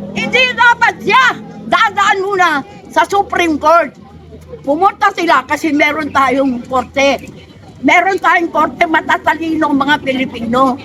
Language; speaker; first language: Filipino; non-native, local second language; Iloko